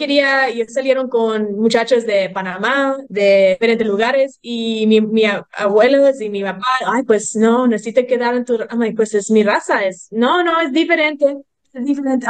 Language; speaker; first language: Spanish; early bilingual, heritage; English